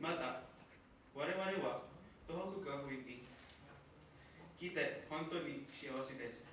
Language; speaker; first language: Japanese; non-native, learner; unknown